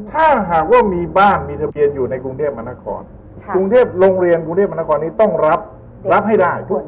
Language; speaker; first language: Thai; native; Thai